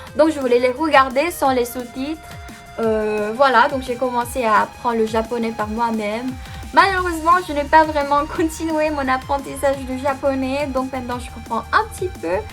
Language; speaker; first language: French; non-native, fluent; Filipino